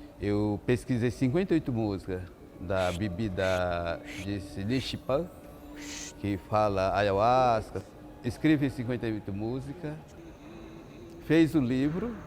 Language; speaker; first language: Portuguese; non-native, local second language; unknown